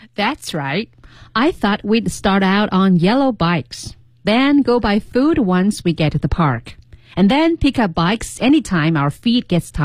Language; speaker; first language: English; non-native, fluent; Chinese